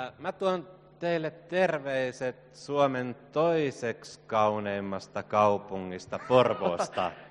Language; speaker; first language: Finnish; native; Finnish